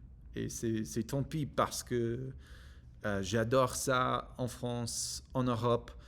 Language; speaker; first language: French; non-native, learner; English